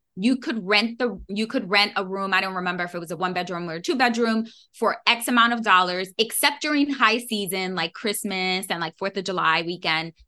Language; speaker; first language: English; native; English